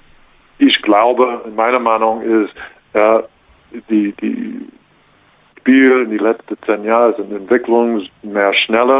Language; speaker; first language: German; non-native, learner; English